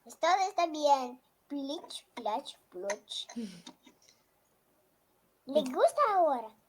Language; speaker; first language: Spanish; non-native, learner; Russian